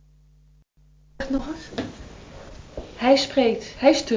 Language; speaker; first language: Dutch; native; Dutch